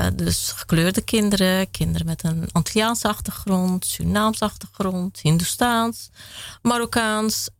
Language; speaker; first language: Dutch; early bilingual, other home language; Kurdish